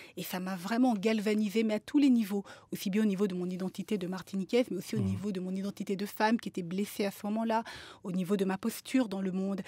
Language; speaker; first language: French; native; French